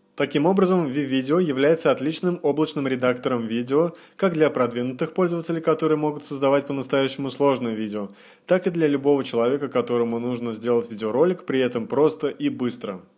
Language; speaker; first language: Russian; native; Russian